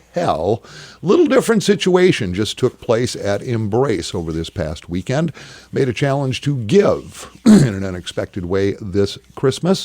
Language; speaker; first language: English; native; English